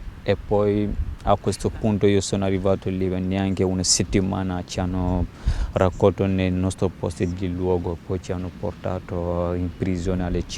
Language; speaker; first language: Italian; non-native, fluent; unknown